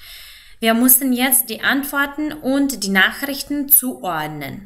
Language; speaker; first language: German; non-native, fluent; Macedonian